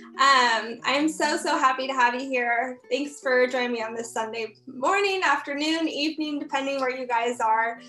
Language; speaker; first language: English; native; English